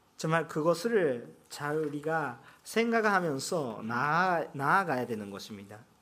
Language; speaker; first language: Korean; non-native, fluent; Japanese